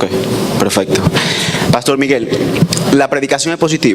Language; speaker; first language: Spanish; native; Spanish